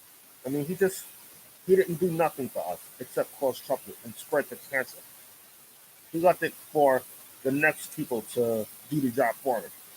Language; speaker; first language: English; native; English